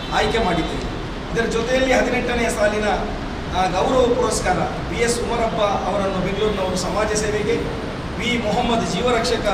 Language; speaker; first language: Kannada; non-native, local second language; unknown